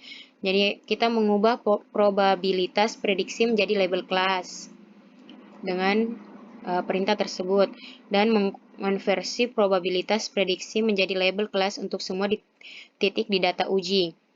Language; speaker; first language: Indonesian; native; Indonesian